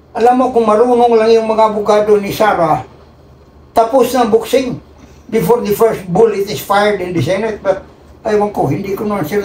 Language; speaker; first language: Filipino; non-native, local second language; Cebuano